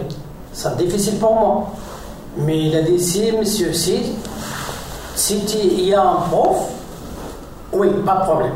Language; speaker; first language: French; non-native, learner; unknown